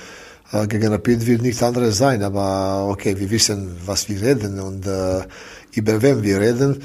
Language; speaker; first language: German; non-native, learner; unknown